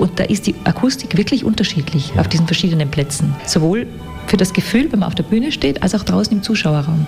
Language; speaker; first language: German; native; German